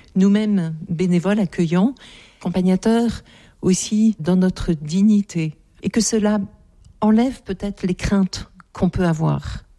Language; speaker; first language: French; native; French